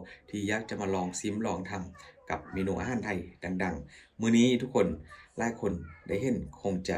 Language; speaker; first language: Thai; non-native, local second language; Northeastern Thai